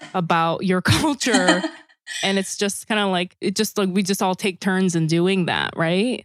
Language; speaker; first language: English; non-native, fluent; Korean